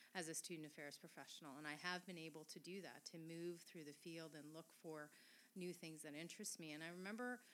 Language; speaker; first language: English; non-native, fluent; French